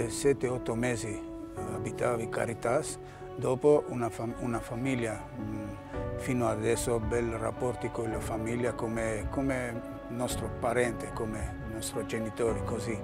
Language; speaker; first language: Italian; non-native, learner; Armenian